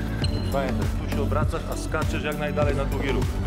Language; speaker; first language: Polish; native; Polish